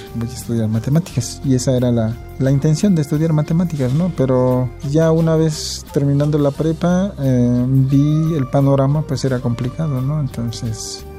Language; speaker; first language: Spanish; non-native, local second language; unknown